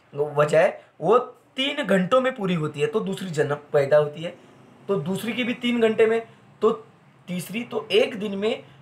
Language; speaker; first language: Hindi; non-native, local second language; Marathi